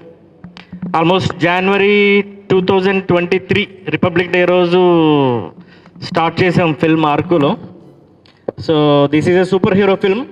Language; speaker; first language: Telugu; native; Telugu